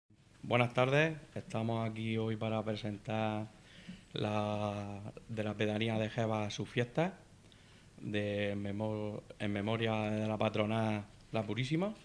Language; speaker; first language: Spanish; native; Spanish